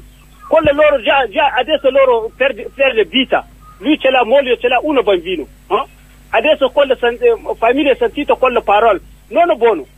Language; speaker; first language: Italian; non-native, learner; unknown